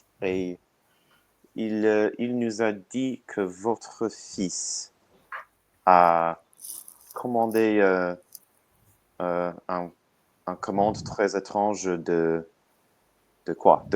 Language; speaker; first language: French; non-native, learner; English